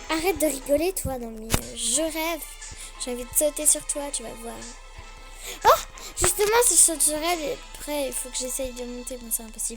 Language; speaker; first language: French; native; French